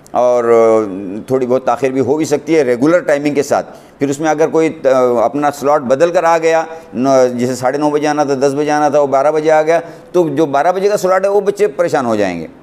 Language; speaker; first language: Hindi; non-native, local second language; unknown